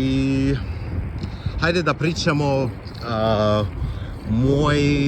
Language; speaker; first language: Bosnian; non-native, learner; English